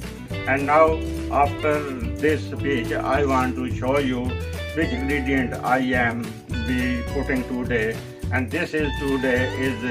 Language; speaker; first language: English; non-native, learner; Punjabi